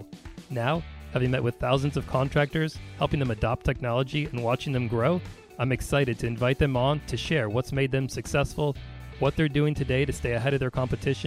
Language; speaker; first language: English; native; English